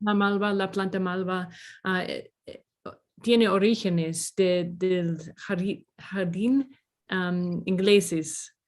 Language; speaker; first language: Spanish; non-native, learner; English